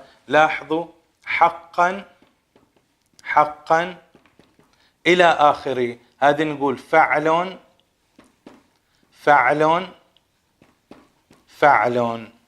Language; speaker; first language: Arabic; native; Arabic